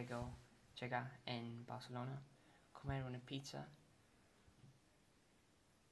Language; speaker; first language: Spanish; non-native, learner; English